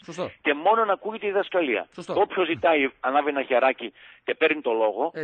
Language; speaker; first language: Greek; native; Greek